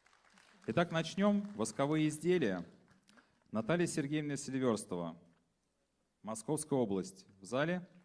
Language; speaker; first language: Russian; native; Russian